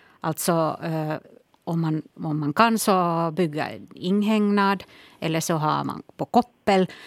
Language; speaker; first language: Swedish; non-native, local second language; Finnish